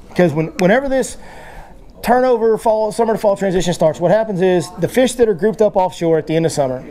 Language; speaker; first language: English; native; English